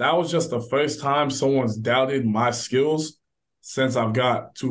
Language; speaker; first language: English; native; English